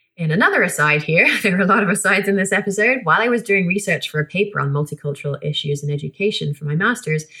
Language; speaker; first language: English; native; English